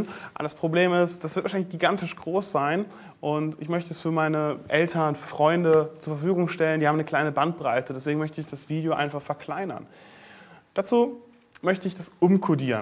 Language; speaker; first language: German; native; German